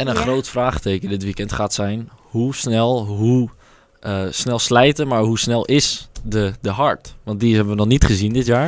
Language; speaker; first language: Dutch; native; Dutch